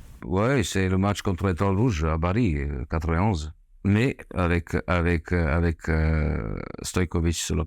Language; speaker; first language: French; non-native, fluent; Serbian